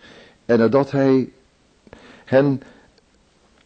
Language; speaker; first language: Dutch; native; Dutch